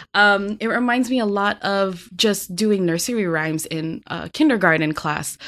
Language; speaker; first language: English; early bilingual, other home language; Filipino